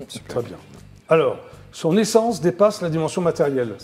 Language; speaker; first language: French; native; French